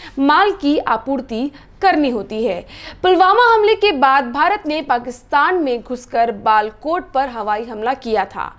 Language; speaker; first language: Hindi; native; Hindi